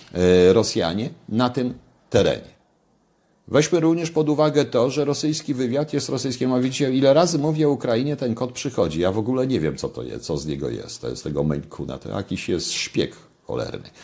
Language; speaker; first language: Polish; native; Polish